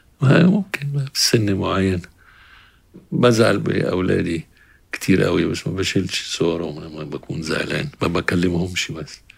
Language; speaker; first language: Arabic; native; Arabic